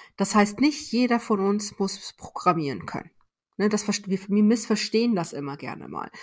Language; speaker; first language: German; early bilingual, other home language; Persian